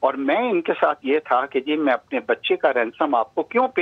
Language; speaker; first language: Urdu; native; Urdu